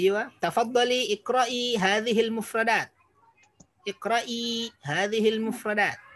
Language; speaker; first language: Arabic; non-native, fluent; Indonesian